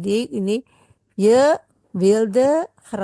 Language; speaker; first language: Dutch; non-native, fluent; Indonesian